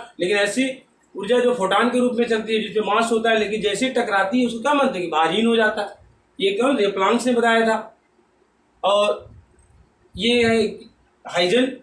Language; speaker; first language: Hindi; native; Hindi